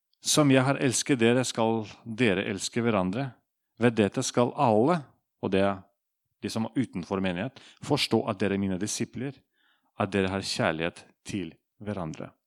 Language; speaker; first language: Norwegian; non-native, fluent; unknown